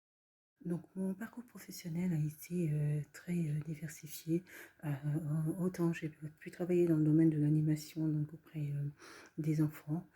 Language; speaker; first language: French; native; French